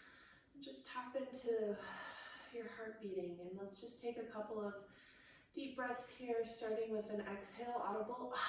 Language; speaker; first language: English; native; English